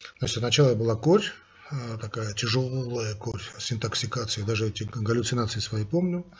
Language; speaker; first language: Russian; non-native, local second language; Armenian